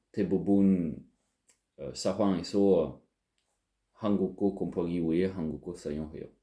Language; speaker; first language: Korean; non-native, learner; French